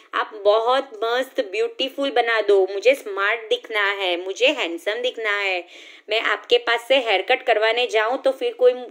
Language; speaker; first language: Hindi; non-native, local second language; Gujarati